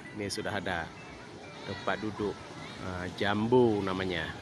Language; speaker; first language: Indonesian; non-native, local second language; Achinese